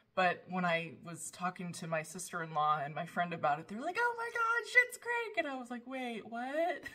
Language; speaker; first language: English; native; English